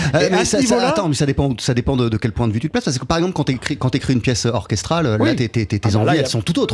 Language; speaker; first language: French; native; French